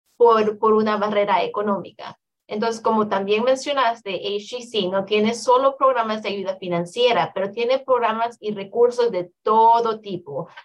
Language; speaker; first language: Spanish; native; Spanish